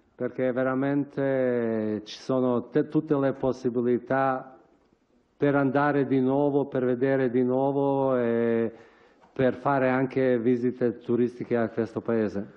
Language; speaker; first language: Italian; non-native, fluent; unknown